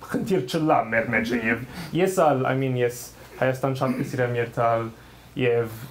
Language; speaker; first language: Armenian; early bilingual, heritage; Armenian